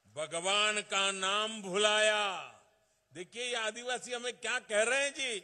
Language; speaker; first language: Hindi; non-native, local second language; Gujarati